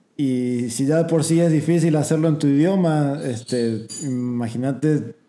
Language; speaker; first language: Spanish; native; Spanish